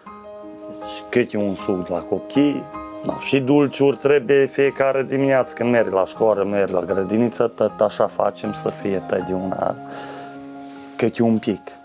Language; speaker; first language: Romanian; non-native, local second language; Hungarian